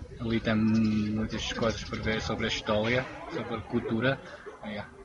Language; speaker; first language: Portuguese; non-native, fluent; Chinese